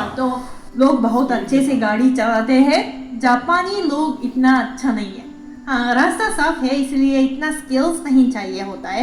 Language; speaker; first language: Hindi; non-native, fluent; Japanese